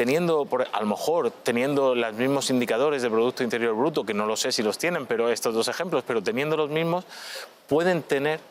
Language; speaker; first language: Spanish; native; Spanish